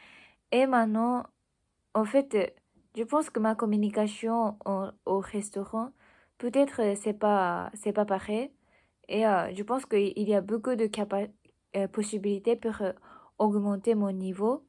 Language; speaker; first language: French; non-native, learner; Japanese